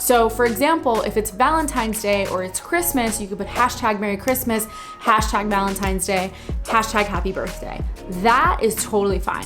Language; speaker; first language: English; native; English